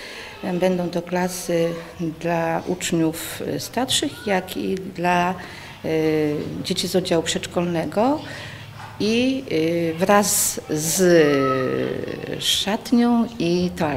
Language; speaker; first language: Polish; native; Polish